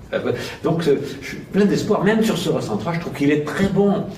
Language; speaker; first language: French; native; French